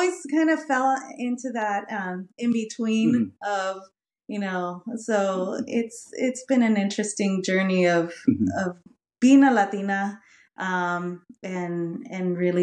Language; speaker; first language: English; early bilingual, other home language; Spanish